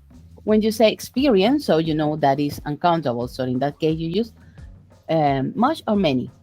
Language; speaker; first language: English; non-native, fluent; Spanish